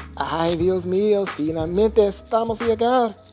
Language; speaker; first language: Spanish; non-native, learner; English